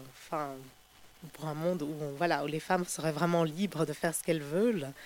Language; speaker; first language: French; native; French